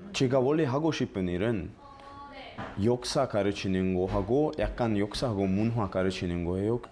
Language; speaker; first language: Korean; non-native, fluent; Slovak